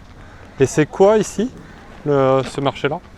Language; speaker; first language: French; native; French